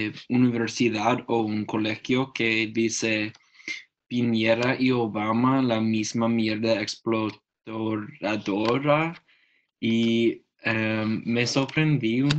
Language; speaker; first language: Spanish; non-native, learner; English